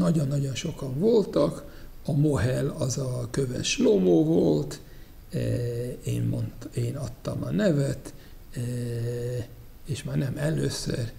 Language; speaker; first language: Hungarian; non-native, fluent; English